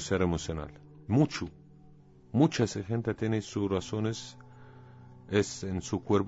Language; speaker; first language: Spanish; non-native, learner; Arabic